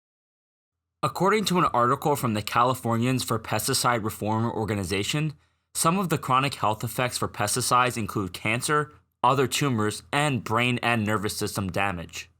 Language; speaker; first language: English; native; English